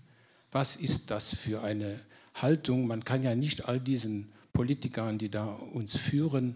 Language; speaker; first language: German; non-native, local second language; Luxembourgish